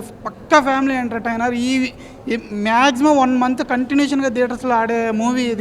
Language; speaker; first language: Telugu; native; Telugu